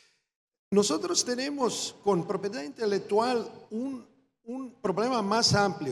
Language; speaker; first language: Spanish; non-native, fluent; Croatian